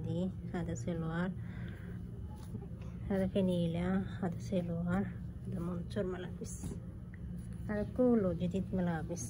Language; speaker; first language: Arabic; non-native, learner; Bangla